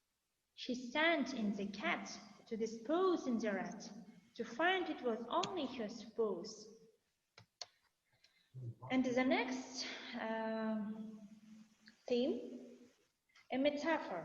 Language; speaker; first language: English; non-native, fluent; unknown